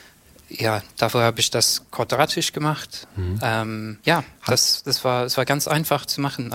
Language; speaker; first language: German; non-native, learner; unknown